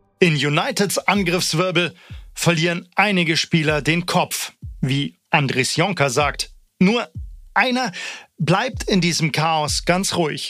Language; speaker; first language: German; native; German